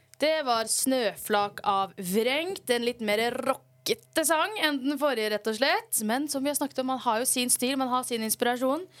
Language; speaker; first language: Norwegian; native; Norwegian